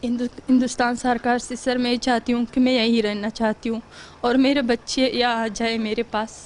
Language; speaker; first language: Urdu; non-native, learner; Pashto